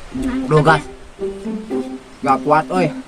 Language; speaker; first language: Indonesian; non-native, local second language; Sundanese